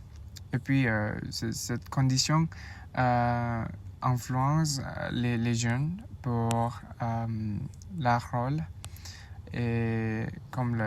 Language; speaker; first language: French; non-native, learner; Indonesian